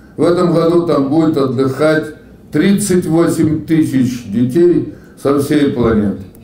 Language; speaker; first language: Russian; native; Russian